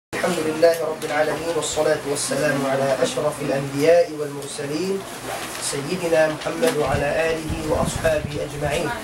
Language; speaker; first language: Arabic; non-native, fluent; Tausug